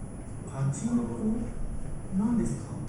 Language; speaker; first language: Japanese; non-native, learner; Indonesian